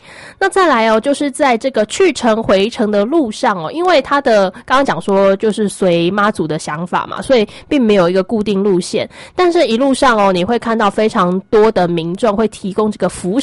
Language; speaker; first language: Chinese; native; Chinese